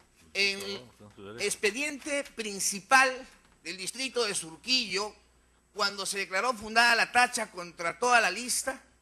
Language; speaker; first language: Spanish; native; Spanish